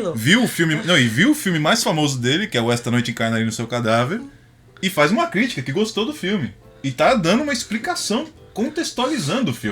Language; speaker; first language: Portuguese; native; Portuguese